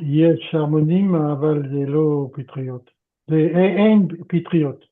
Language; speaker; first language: Hebrew; non-native, learner; French